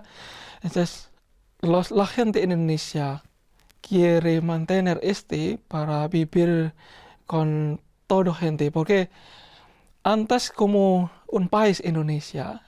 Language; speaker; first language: Spanish; non-native, learner; Indonesian